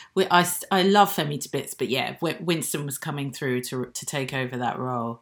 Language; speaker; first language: English; native; English